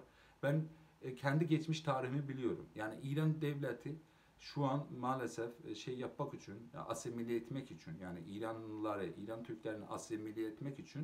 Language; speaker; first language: Turkish; non-native, local second language; Azerbaijani